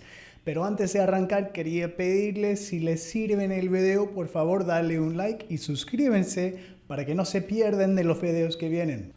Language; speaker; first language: Spanish; non-native, fluent; English